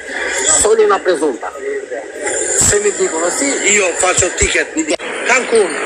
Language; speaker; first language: Italian; non-native, learner; Albanian